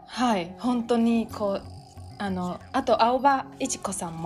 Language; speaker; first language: Japanese; non-native, fluent; Chinese